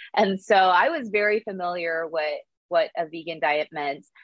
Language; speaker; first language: English; early bilingual, other home language; Korean